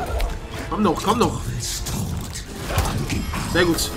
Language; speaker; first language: German; native; German